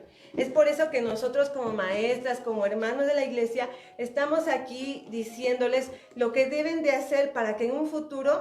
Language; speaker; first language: Spanish; native; Spanish